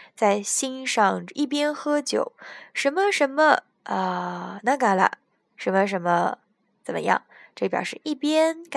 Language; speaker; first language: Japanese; non-native, fluent; Chinese